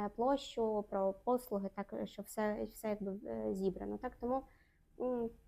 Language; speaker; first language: Ukrainian; non-native, local second language; Russian